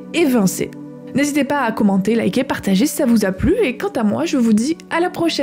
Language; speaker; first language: French; native; French